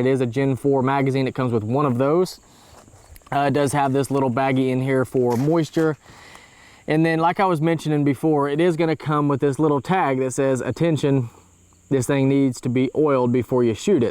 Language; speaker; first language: English; native; English